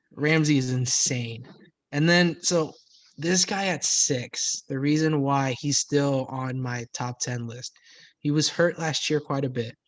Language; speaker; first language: English; native; English